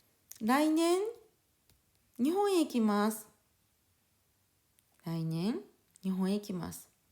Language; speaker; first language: Japanese; non-native, fluent; French